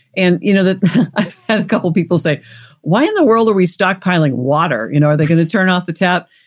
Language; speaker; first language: English; native; English